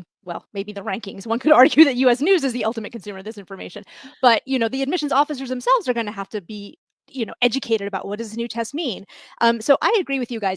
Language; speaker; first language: English; native; English